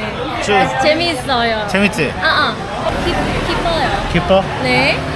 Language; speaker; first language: Korean; non-native, learner; Vietnamese